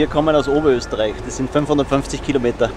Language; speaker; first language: German; native; German